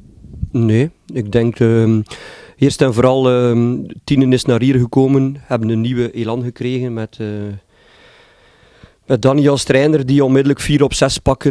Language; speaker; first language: Dutch; native; Dutch